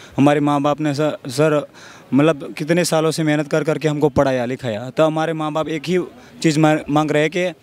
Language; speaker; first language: Hindi; non-native, local second language; Gujarati